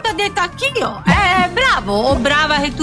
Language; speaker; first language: Italian; native; Italian